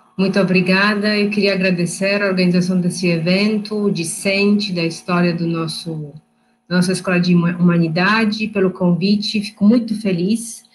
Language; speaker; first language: Portuguese; non-native, fluent; Polish